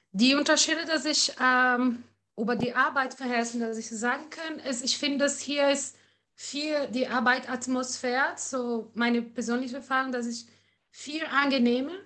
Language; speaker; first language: German; non-native, learner; Portuguese